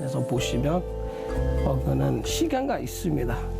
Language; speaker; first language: Korean; non-native, learner; S'gaw Karen